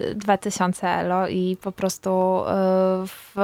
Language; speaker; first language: Polish; native; Polish